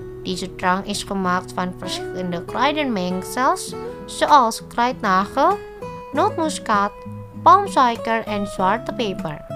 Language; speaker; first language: Dutch; non-native, fluent; Indonesian